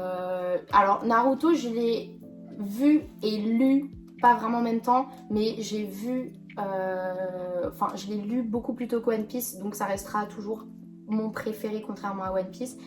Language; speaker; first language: French; native; French